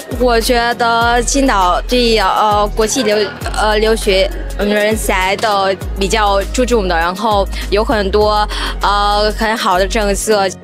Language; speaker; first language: Chinese; non-native, fluent; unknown